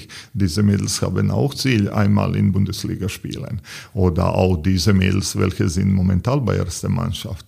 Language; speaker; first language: German; non-native, learner; Serbian